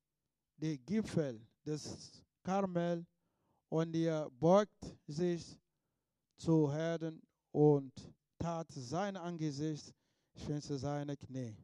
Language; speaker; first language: German; non-native, fluent; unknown